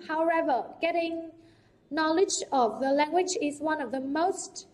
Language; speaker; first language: English; non-native, fluent; Vietnamese